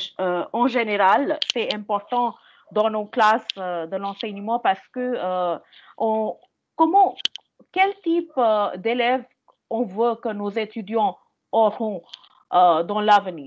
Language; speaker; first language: French; non-native, fluent; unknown